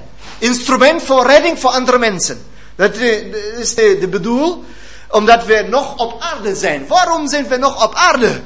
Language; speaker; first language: Dutch; non-native, learner; German